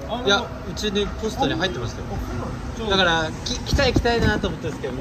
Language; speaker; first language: Japanese; native; Japanese